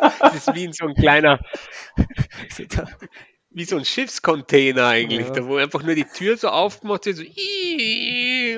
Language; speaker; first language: German; native; German